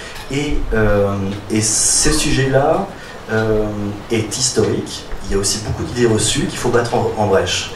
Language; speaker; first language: French; native; French